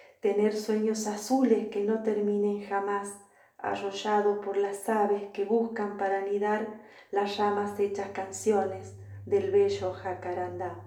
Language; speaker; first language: Spanish; native; Spanish